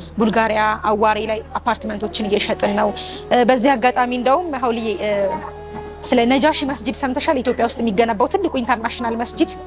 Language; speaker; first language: Amharic; native; Amharic